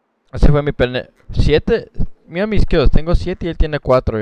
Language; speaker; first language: Spanish; early bilingual, other home language; English